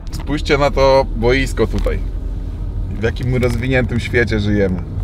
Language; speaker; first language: Polish; native; Polish